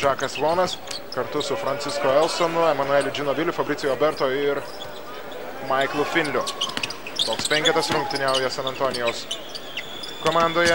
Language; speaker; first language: Lithuanian; native; Lithuanian